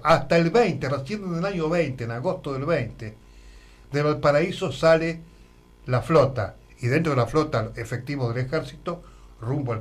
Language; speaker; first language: Spanish; native; Spanish